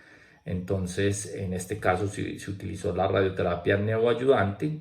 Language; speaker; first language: Spanish; native; Spanish